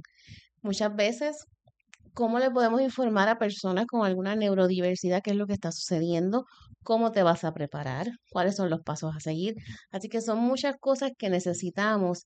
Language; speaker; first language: Spanish; native; Spanish